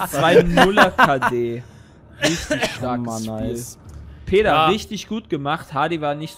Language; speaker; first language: German; native; German